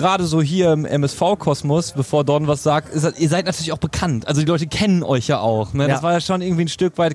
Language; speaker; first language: German; native; German